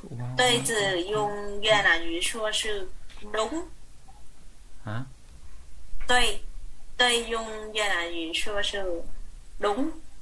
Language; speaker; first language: Chinese; non-native, fluent; Vietnamese